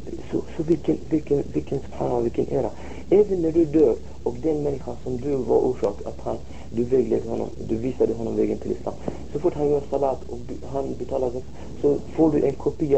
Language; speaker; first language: Swedish; non-native, fluent; Arabic